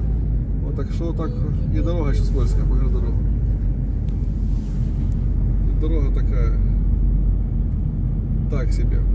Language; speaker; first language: Russian; native; Russian